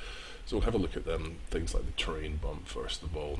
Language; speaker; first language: English; native; English